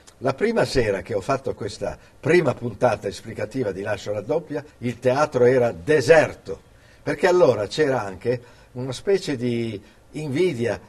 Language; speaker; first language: Italian; early bilingual, other home language; English